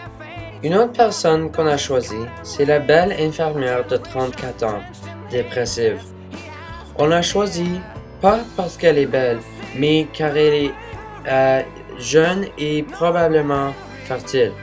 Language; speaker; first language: French; non-native, learner; English